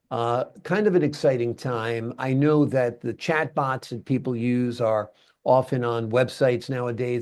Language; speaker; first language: English; native; English